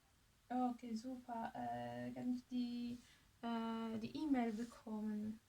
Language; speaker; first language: German; non-native, learner; French